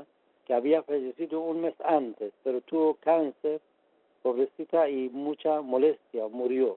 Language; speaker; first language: Spanish; non-native, fluent; Persian